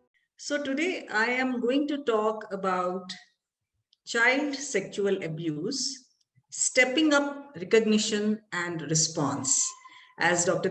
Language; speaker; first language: English; non-native, local second language; Malayalam